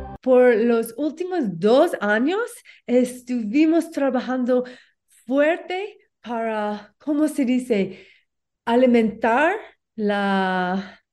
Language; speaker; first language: Spanish; non-native, learner; English